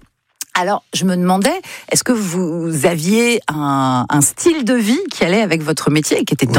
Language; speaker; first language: French; native; French